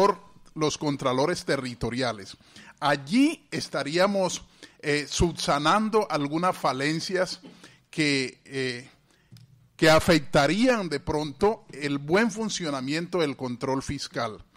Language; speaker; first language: Spanish; native; Spanish